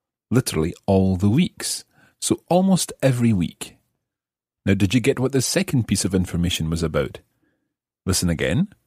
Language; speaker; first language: English; native; English